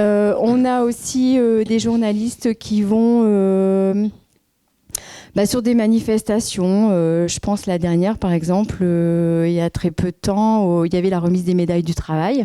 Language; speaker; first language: French; native; French